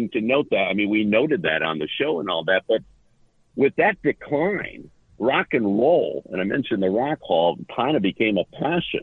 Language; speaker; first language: English; native; English